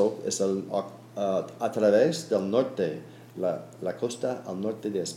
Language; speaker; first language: Spanish; non-native, learner; English